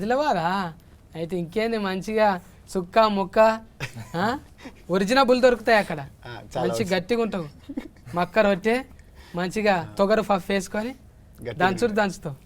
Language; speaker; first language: Telugu; native; Telugu